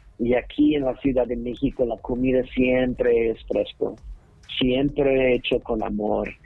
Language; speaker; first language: Spanish; non-native, learner; English